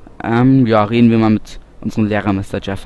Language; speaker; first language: German; native; German